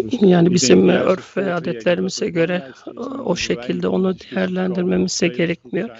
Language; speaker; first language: Turkish; early bilingual, heritage; Turkish